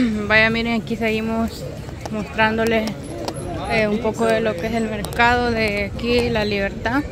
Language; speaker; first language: Spanish; native; Spanish